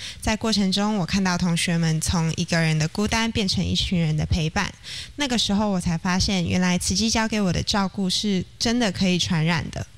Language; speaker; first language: Chinese; native; Chinese